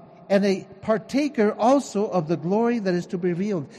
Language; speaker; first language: English; early bilingual, other home language; Spanish